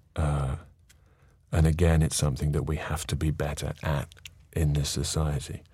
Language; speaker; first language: English; native; English